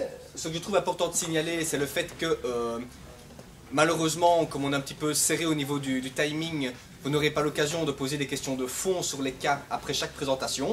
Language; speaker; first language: French; native; French